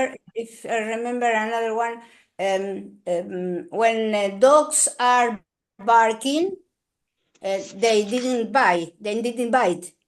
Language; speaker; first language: English; non-native, learner; Spanish